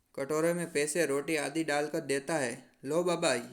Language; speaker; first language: Hindi; non-native, local second language; Gujarati